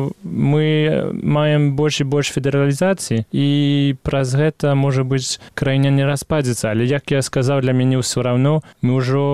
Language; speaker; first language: Belarusian; non-native, fluent; French